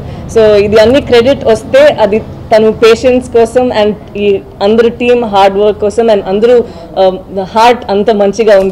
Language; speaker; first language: Telugu; non-native, fluent; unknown